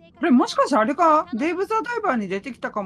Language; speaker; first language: Japanese; native; Japanese